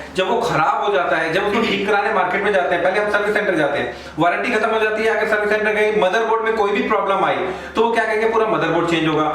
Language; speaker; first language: Hindi; native; Hindi